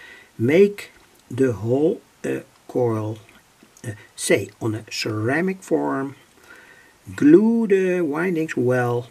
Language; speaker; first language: English; non-native, fluent; Dutch